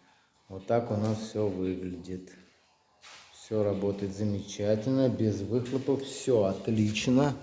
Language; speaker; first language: Russian; native; Russian